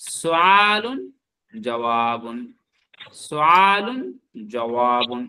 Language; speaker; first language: Arabic; non-native, fluent; Bangla